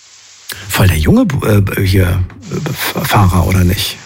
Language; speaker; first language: German; native; German